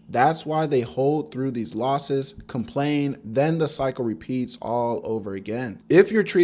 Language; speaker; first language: English; native; English